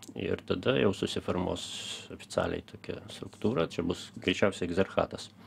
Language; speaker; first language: Lithuanian; early bilingual, heritage; Lithuanian